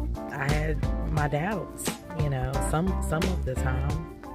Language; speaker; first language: English; native; English